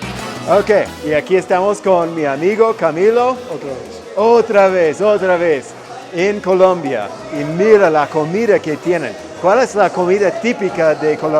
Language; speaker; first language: Spanish; non-native, learner; English